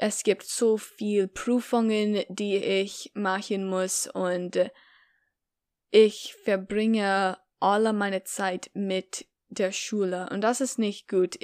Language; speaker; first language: German; non-native, learner; English